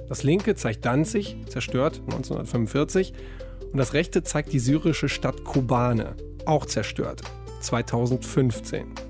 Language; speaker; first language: German; native; German